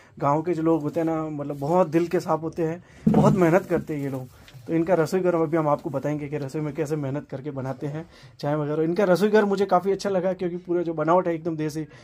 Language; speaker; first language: Hindi; non-native, local second language; Gujarati